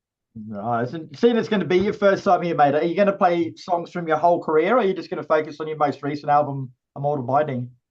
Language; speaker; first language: English; native; English